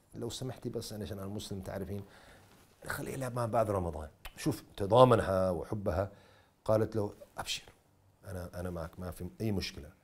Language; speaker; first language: Arabic; non-native, fluent; English